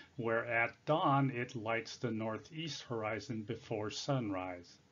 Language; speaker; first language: English; native; English